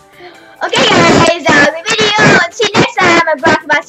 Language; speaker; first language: English; native; English